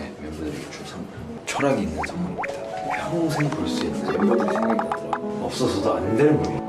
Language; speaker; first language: Korean; native; Korean